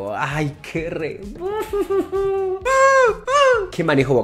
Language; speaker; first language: Spanish; native; Spanish